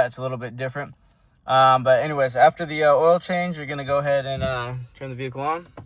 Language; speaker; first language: English; native; English